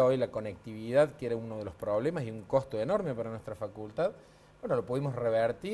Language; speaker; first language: Spanish; native; Spanish